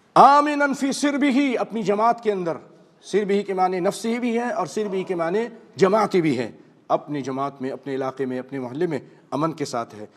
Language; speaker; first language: Urdu; native; Urdu